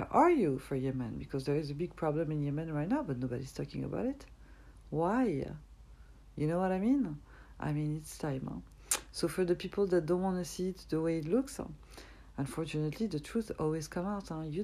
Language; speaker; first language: English; non-native, fluent; French